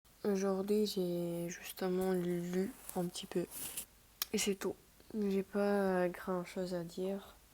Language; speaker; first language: French; non-native, fluent; Spanish